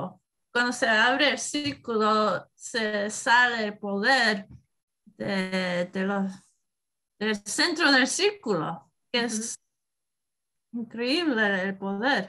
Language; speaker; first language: Spanish; non-native, learner; English